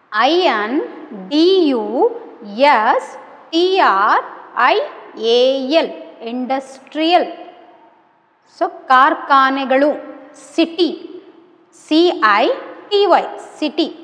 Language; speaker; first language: English; non-native, local second language; Kannada